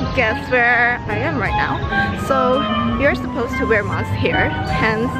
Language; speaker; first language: English; non-native, fluent; Indonesian